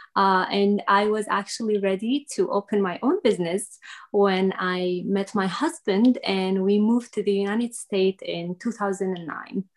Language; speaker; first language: English; non-native, fluent; Arabic